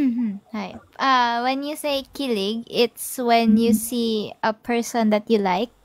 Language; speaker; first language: English; non-native, local second language; Filipino